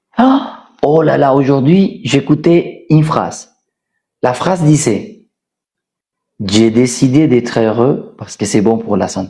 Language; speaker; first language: French; non-native, fluent; Spanish